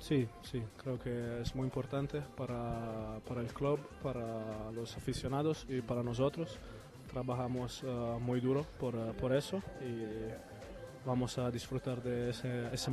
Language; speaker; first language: Spanish; non-native, learner; Italian